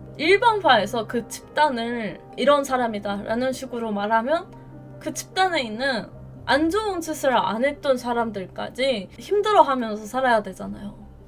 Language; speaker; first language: Korean; non-native, fluent; Japanese